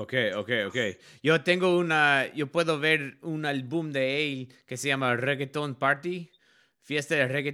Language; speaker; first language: Spanish; non-native, learner; English